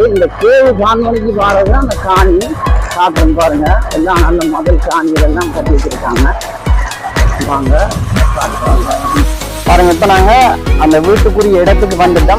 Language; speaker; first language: Tamil; native; Tamil